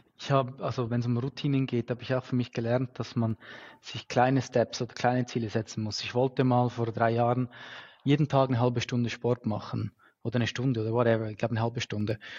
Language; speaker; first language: German; native; German